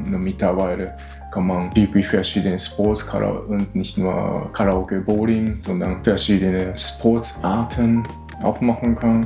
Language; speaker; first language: German; non-native, learner; Japanese